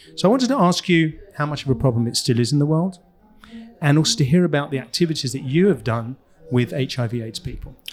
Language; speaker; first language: English; native; English